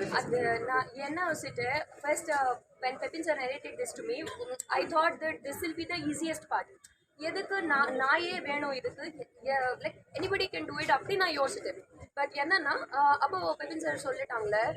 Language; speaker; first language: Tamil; non-native, learner; Telugu